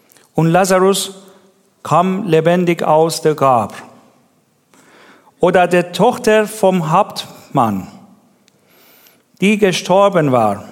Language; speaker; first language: German; non-native, learner; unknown